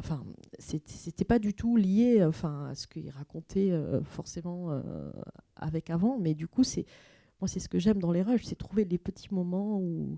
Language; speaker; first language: French; native; French